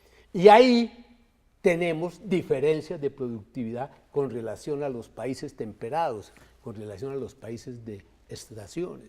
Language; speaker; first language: Spanish; native; Spanish